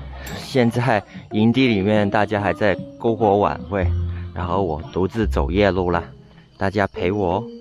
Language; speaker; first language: Chinese; non-native, local second language; Cantonese